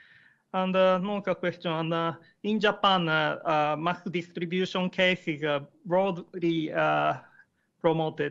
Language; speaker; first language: English; non-native, learner; Japanese